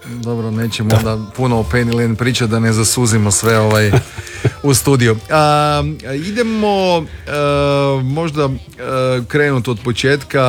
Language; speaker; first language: Serbian; native; Serbian